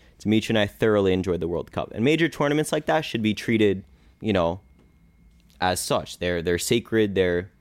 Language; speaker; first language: English; early bilingual, other home language; Greek